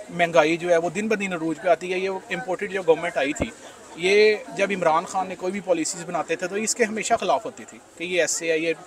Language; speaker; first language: Urdu; non-native, local second language; Punjabi